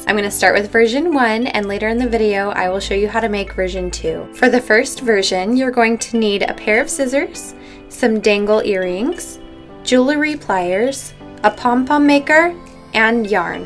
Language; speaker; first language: English; native; English